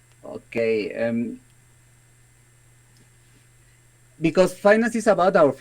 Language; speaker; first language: English; non-native, learner; Spanish